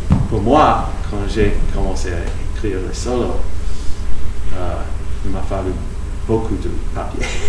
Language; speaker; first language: French; non-native, fluent; English